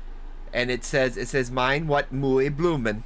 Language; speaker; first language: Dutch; non-native, learner; English